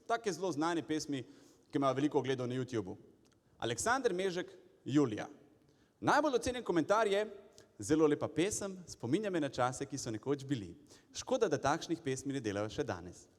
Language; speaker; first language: Slovenian; non-native, local second language; Bosnian